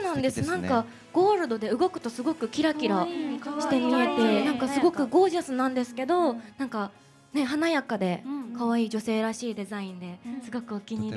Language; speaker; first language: Japanese; native; Japanese